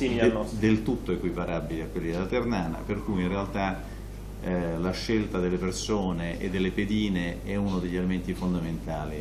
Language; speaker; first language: Italian; native; Italian